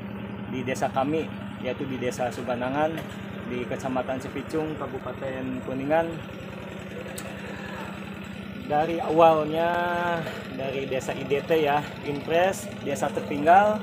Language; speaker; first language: Indonesian; native; Indonesian